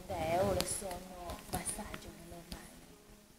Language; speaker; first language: Italian; non-native, learner; Chinese